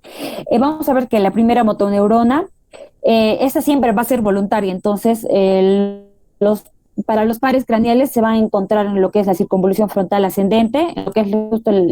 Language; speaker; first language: Spanish; native; Spanish